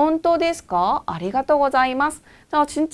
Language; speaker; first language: Japanese; non-native, fluent; Korean